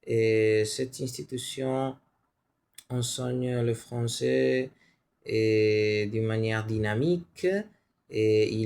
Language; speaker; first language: French; non-native, learner; Spanish